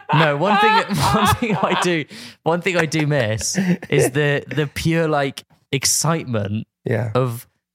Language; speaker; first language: English; native; English